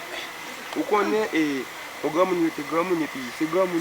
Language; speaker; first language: Haitian Creole; native; Haitian Creole